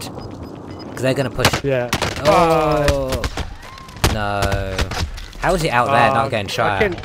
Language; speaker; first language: English; native; English